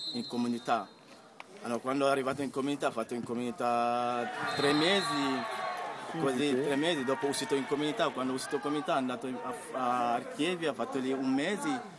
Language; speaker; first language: Italian; non-native, fluent; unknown